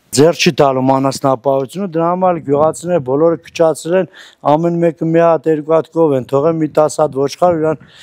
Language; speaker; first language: Armenian; native; Armenian